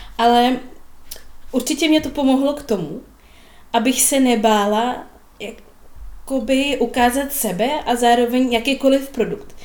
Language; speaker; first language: Czech; non-native, fluent; Russian